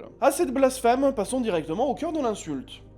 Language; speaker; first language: French; native; French